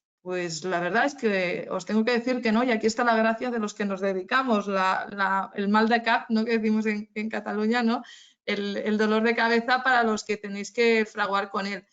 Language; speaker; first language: Spanish; native; Spanish